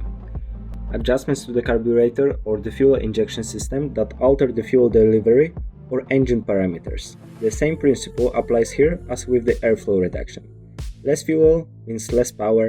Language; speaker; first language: English; non-native, fluent; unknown